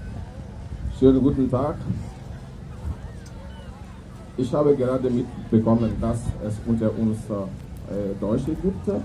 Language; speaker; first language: German; non-native, fluent; French